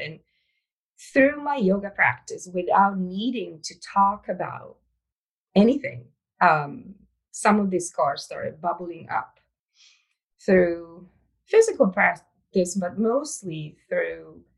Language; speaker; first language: English; non-native, fluent; Italian